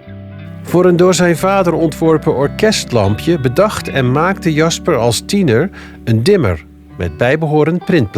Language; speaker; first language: Dutch; native; Dutch